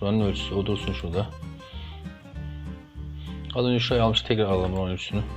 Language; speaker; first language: Turkish; native; Turkish